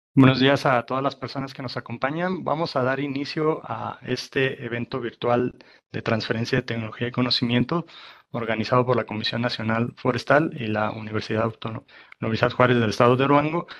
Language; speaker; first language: Spanish; native; Spanish